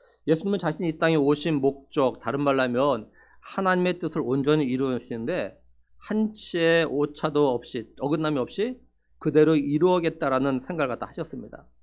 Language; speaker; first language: Korean; native; Korean